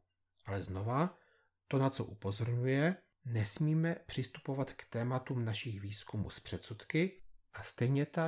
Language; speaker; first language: Czech; native; Czech